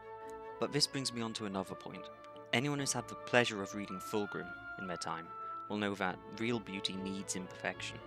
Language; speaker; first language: English; native; English